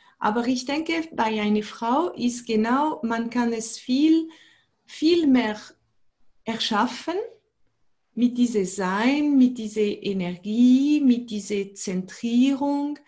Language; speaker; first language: German; non-native, fluent; French